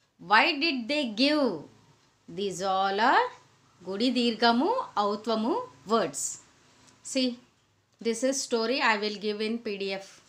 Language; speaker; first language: English; non-native, local second language; Telugu